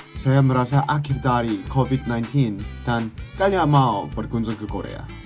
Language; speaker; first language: Indonesian; non-native, learner; Korean